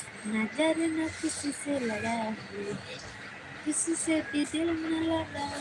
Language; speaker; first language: Hindi; non-native, local second language; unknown